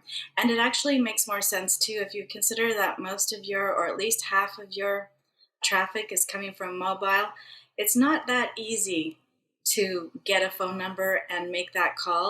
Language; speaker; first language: English; native; English